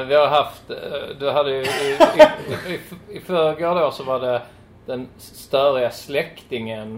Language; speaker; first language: Swedish; native; Swedish